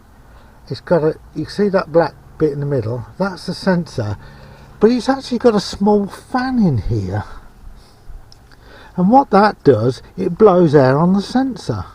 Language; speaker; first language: English; native; English